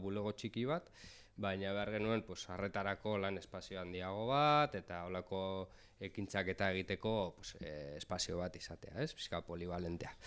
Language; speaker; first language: Basque; native; Basque